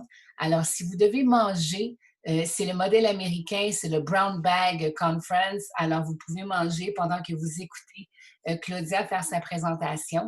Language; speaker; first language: French; native; French